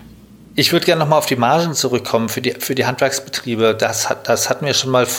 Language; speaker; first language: German; native; German